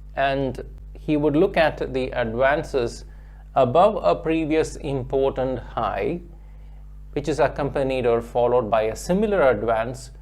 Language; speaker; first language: English; non-native, local second language; Malayalam